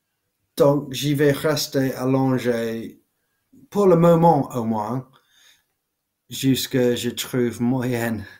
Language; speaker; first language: French; non-native, learner; English